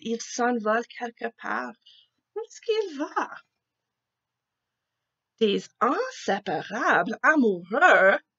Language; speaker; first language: French; non-native, fluent; English